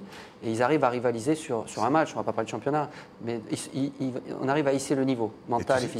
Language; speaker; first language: French; native; French